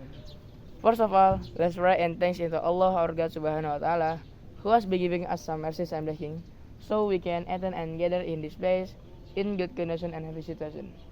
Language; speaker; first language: English; non-native, learner; Indonesian